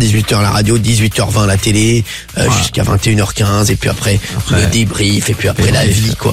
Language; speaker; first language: French; native; French